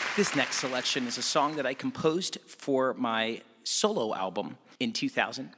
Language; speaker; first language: English; native; English